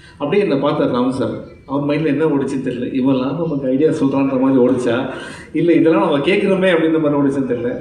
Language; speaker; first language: Tamil; native; Tamil